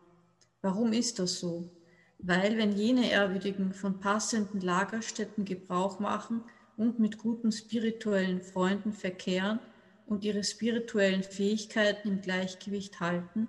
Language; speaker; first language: German; native; German